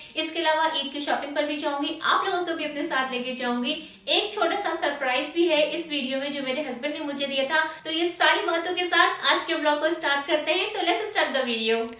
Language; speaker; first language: Urdu; native; Urdu